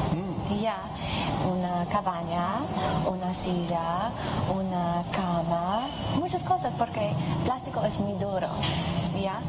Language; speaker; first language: Spanish; non-native, learner; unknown